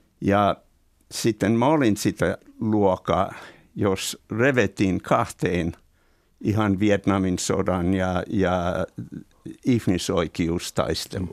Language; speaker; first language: Finnish; non-native, fluent; English